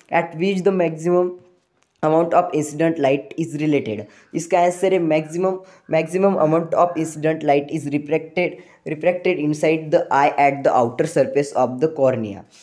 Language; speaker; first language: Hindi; non-native, local second language; Marathi